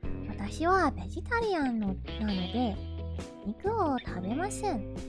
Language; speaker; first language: Japanese; non-native, learner; English